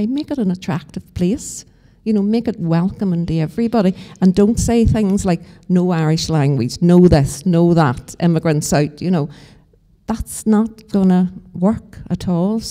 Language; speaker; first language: English; native; English